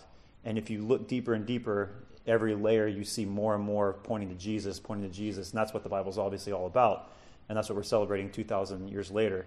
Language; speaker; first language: English; native; English